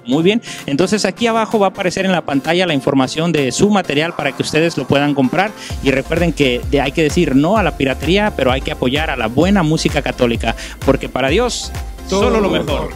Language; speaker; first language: Spanish; native; Spanish